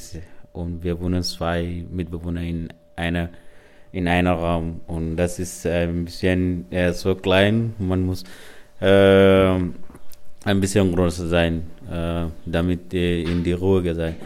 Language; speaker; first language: German; non-native, learner; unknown